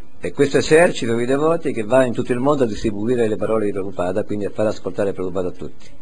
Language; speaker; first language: Italian; native; Italian